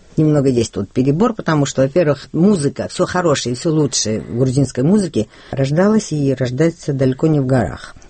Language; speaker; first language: Russian; non-native, local second language; Georgian